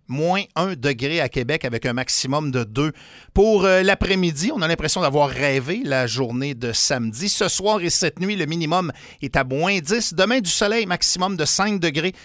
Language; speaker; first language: French; native; French